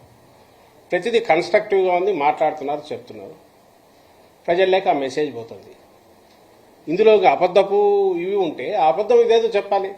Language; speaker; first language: Telugu; native; Telugu